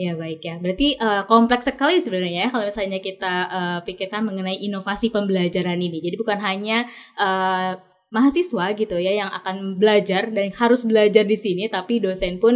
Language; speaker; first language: Indonesian; native; Indonesian